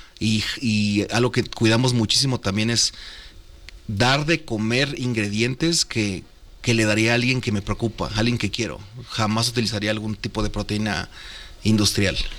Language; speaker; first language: Spanish; native; Spanish